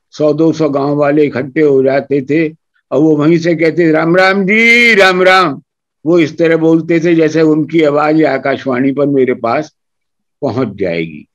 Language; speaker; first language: Hindi; native; Hindi